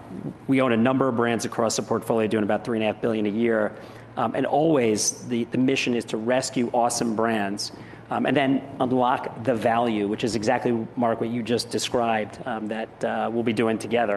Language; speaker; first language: English; native; English